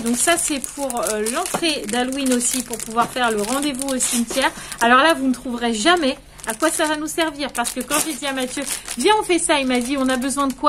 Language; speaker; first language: French; native; French